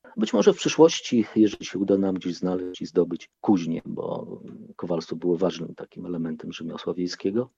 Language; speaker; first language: Polish; non-native, local second language; Ukrainian